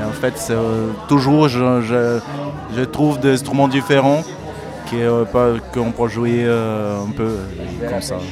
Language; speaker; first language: French; non-native, learner; Portuguese